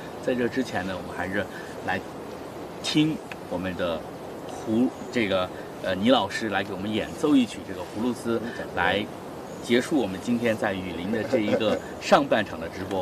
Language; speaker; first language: Chinese; native; Chinese